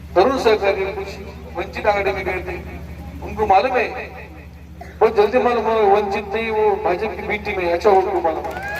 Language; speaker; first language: Hindi; non-native, local second language; Marathi